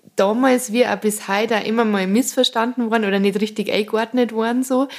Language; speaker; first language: German; native; German